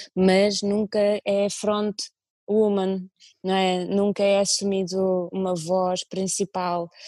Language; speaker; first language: Portuguese; non-native, fluent; Russian